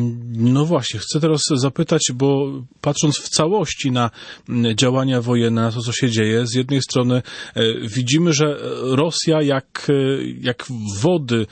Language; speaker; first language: Polish; native; Polish